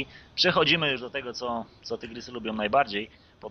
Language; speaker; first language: Polish; native; Polish